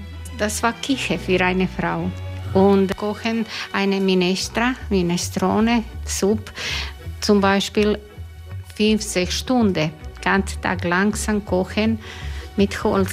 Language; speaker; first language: German; non-native, learner; Croatian